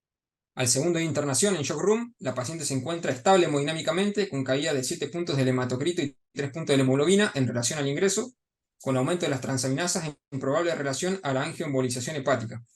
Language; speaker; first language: Spanish; native; Spanish